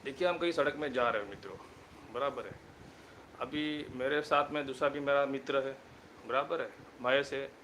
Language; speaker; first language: Hindi; non-native, local second language; Gujarati